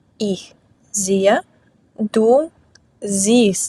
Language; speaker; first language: German; non-native, fluent; Ukrainian